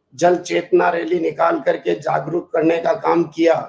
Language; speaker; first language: Hindi; native; Hindi